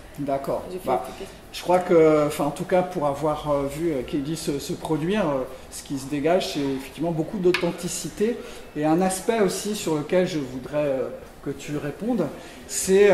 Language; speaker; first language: French; native; French